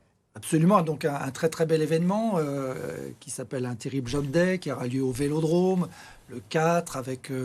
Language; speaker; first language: French; native; French